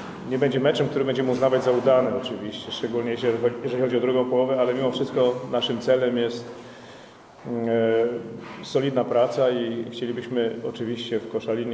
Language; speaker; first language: Polish; native; Polish